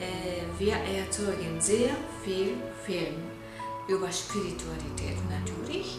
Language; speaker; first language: German; non-native, fluent; Japanese